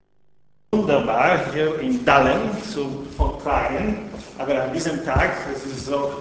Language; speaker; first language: German; non-native, fluent; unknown